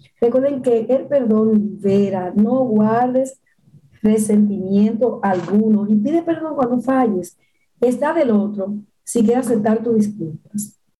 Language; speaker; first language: Spanish; native; Spanish